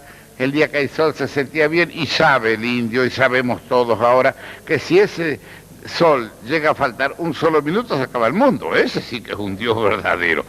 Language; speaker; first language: Spanish; native; Spanish